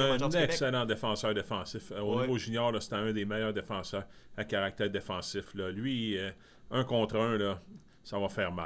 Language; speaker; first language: French; native; French